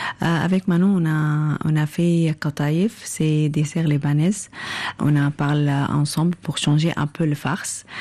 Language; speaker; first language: French; non-native, fluent; Arabic